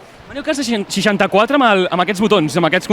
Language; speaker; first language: Catalan; native; Catalan